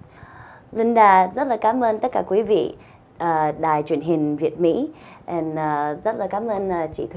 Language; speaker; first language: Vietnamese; early bilingual, heritage; Vietnamese